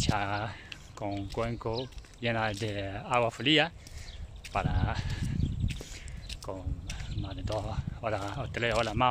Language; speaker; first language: Spanish; non-native, learner; Chinese